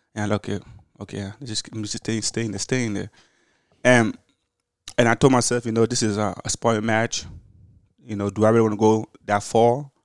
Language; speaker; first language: English; early bilingual, other home language; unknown